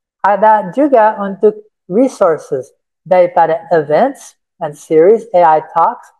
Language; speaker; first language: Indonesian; non-native, fluent; English